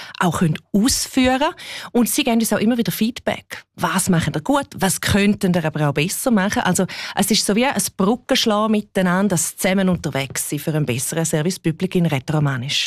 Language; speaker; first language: German; non-native, local second language; Romansh